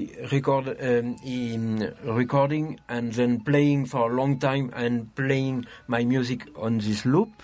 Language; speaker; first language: English; non-native, fluent; French